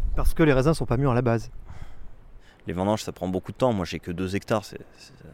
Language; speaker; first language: French; native; French